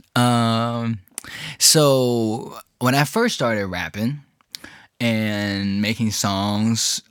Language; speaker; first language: English; early bilingual, other home language; Chinese